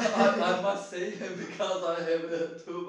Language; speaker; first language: English; non-native, learner; Turkish